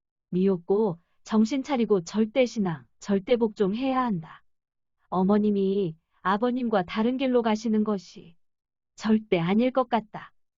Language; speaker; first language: Korean; non-native, fluent; Japanese